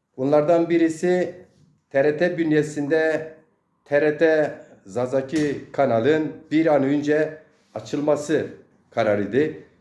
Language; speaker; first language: Turkish; non-native, local second language; Zaza